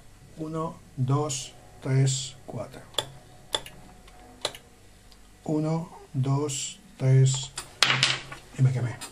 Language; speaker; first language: Spanish; native; Spanish